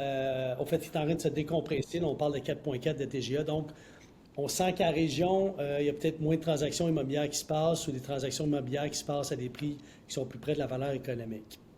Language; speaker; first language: French; native; French